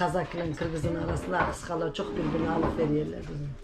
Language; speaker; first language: Turkish; early bilingual, heritage; Turkish